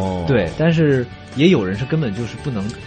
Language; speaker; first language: Chinese; native; Chinese